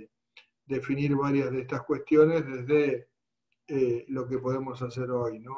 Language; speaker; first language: Spanish; native; Spanish